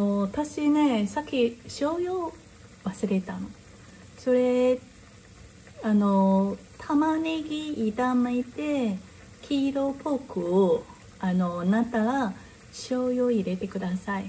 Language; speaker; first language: Japanese; non-native, learner; Chinese